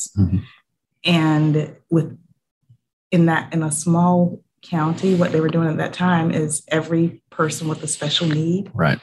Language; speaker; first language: English; native; English